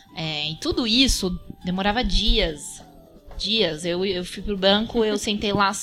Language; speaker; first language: Portuguese; early bilingual, heritage; Portuguese